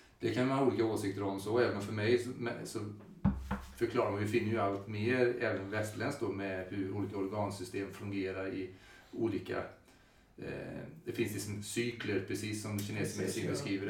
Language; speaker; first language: Swedish; native; Swedish